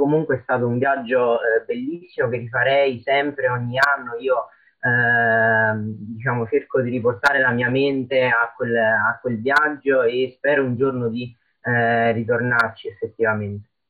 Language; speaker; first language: Italian; native; Italian